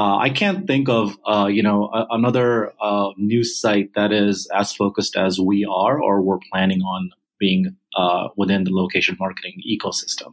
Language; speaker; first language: English; non-native, local second language; Punjabi